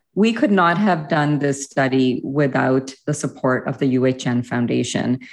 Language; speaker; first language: English; early bilingual, other home language; Hindi